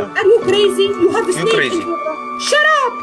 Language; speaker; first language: English; non-native, learner; Arabic